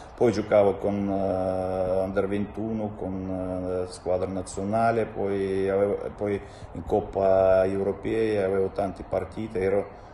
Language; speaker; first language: Italian; non-native, fluent; Russian